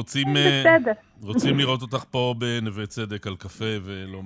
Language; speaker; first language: Hebrew; native; Hebrew